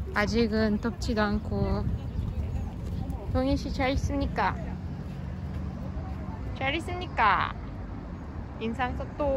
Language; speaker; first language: Korean; non-native, fluent; Russian